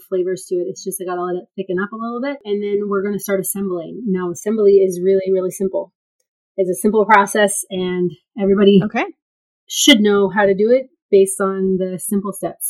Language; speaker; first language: English; native; English